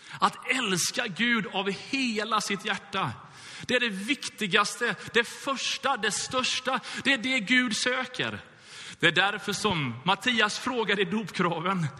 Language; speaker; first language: Swedish; native; Swedish